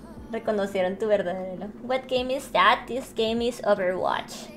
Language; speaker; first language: English; non-native, learner; Spanish